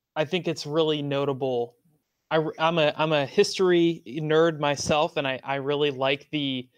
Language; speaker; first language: English; native; English